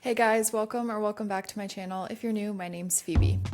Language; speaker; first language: English; native; English